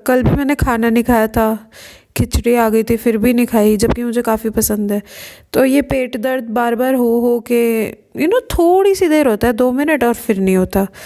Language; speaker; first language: Hindi; native; Hindi